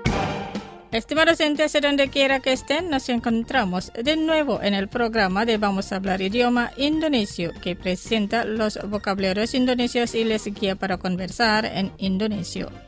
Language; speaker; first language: Spanish; non-native, fluent; Indonesian